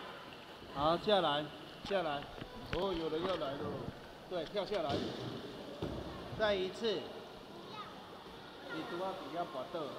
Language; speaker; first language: Chinese; native; Chinese